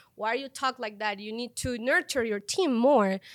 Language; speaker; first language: English; non-native, fluent; Spanish